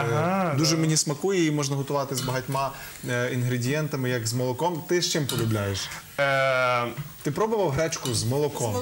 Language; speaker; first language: Ukrainian; native; Ukrainian